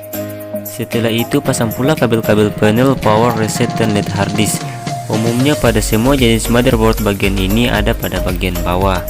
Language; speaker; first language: Indonesian; native; Indonesian